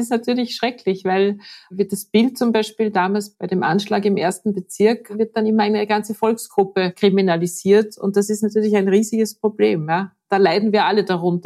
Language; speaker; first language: German; native; German